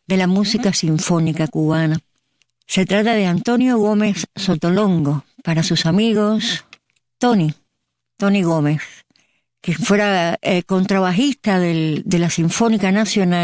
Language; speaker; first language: Spanish; native; Spanish